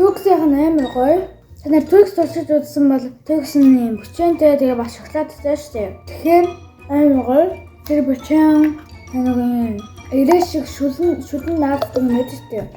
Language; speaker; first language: Mongolian; early bilingual, heritage; Mongolian